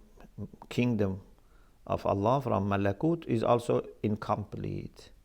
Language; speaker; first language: English; non-native, fluent; Persian